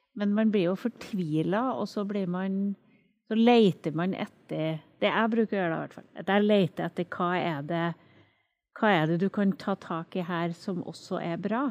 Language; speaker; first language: Norwegian; native; Norwegian